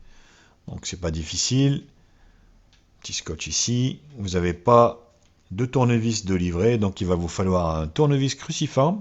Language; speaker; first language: French; native; French